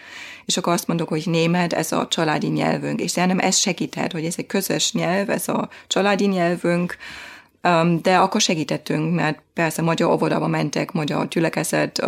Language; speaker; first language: Hungarian; non-native, fluent; German